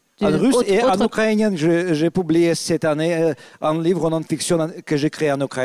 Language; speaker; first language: French; non-native, fluent; Russian